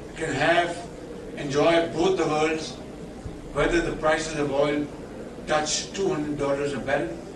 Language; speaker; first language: English; non-native, local second language; Urdu